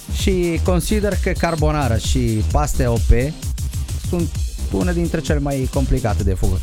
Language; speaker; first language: Romanian; non-native, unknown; Italian